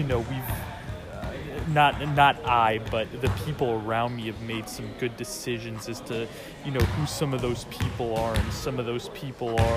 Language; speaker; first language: English; native; English